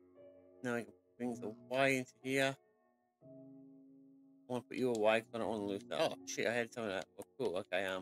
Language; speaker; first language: English; native; English